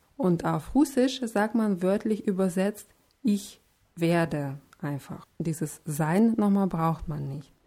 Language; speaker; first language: German; non-native, fluent; Russian